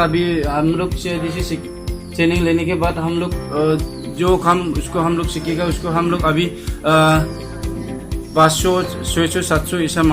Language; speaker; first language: Hindi; non-native, local second language; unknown